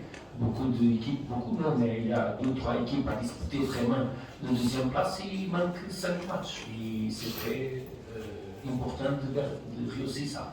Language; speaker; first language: French; non-native, fluent; Portuguese